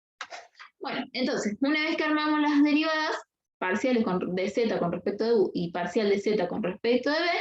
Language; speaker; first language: Spanish; native; Spanish